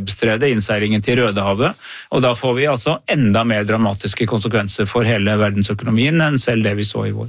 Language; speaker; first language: Norwegian; native; Norwegian